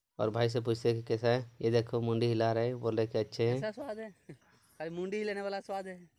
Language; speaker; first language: Hindi; non-native, local second language; Odia